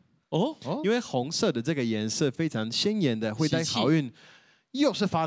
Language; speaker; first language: Chinese; non-native, fluent; Italian